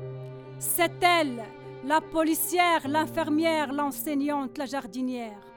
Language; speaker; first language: French; non-native, learner; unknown